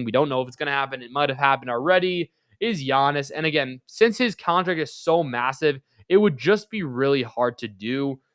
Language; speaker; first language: English; native; English